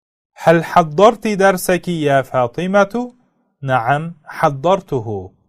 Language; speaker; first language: Arabic; non-native, fluent; Uzbek